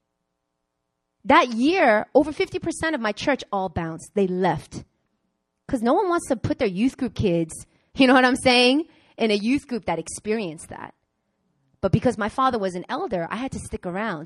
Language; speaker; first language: English; native; English